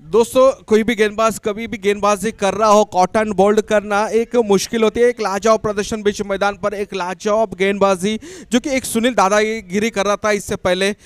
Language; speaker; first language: Hindi; non-native, local second language; Marathi